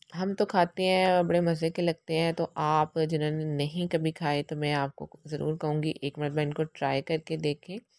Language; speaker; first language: Urdu; native; Urdu